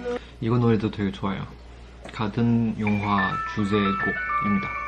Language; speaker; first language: Korean; non-native, fluent; Chinese